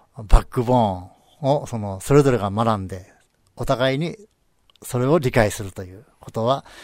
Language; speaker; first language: Japanese; native; Japanese